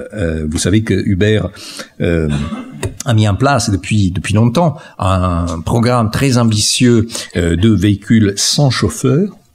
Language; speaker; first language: French; non-native, fluent; Italian